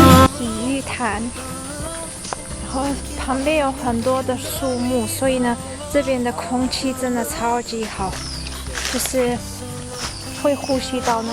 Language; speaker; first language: Chinese; non-native, fluent; Mongolian